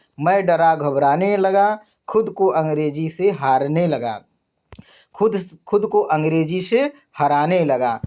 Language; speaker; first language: Hindi; native; Hindi